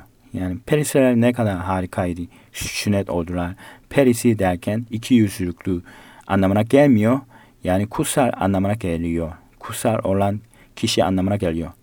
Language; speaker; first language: Turkish; non-native, learner; Korean